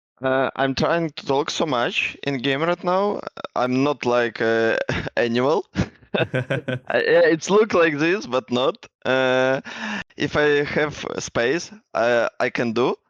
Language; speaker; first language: English; non-native, learner; Russian